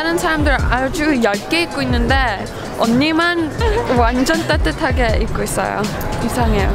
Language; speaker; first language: Korean; early bilingual, heritage; English